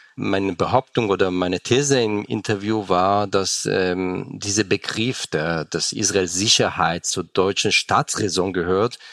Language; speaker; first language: German; non-native, fluent; Hebrew